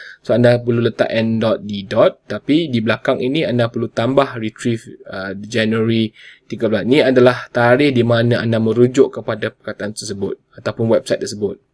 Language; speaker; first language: Malay; non-native, local second language; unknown